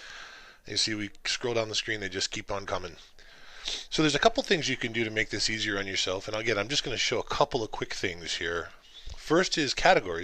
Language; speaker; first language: English; native; English